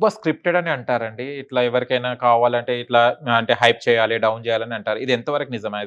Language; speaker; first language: Telugu; native; Telugu